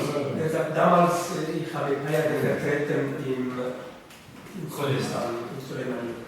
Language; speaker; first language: German; non-native, fluent; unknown